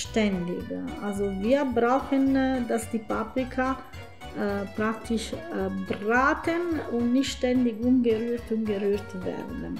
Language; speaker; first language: German; non-native, fluent; Italian